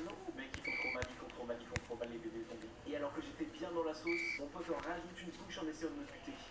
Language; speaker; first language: French; native; French